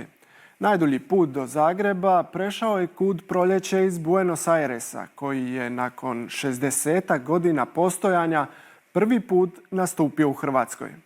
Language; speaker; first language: Croatian; native; Croatian